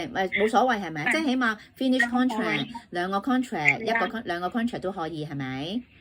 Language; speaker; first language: Cantonese; native; Cantonese